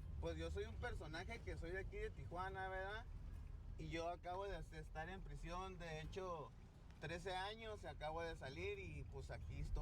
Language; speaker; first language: Spanish; native; Spanish